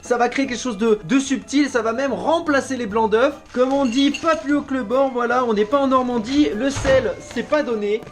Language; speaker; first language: French; native; French